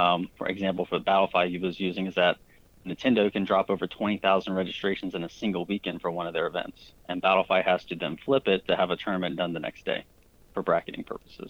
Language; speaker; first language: English; native; English